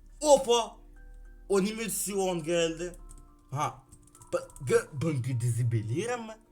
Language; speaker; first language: Turkish; non-native, learner; Ukrainian